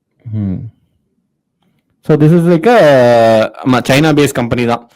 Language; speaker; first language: English; non-native, local second language; Tamil